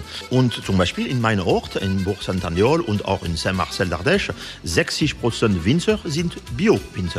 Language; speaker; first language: German; non-native, learner; French